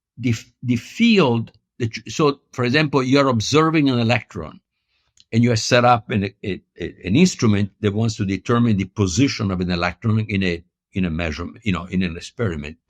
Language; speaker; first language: English; non-native, fluent; Italian